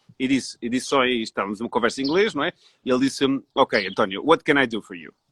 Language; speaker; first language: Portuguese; native; Portuguese